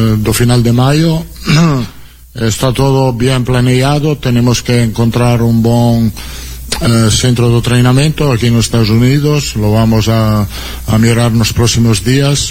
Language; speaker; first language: Portuguese; non-native, learner; Italian